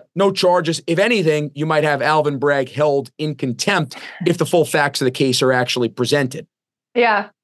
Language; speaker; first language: English; native; English